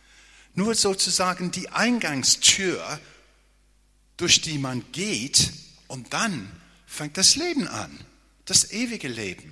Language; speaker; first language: German; non-native, fluent; English